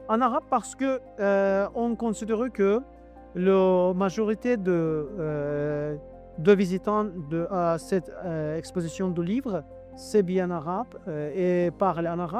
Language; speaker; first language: French; non-native, learner; Azerbaijani